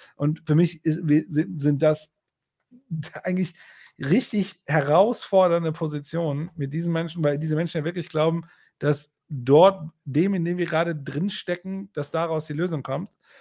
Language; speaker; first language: German; native; German